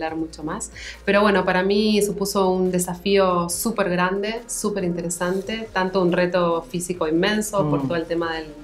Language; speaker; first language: Spanish; native; Spanish